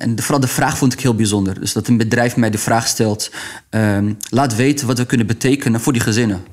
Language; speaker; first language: Dutch; early bilingual, other home language; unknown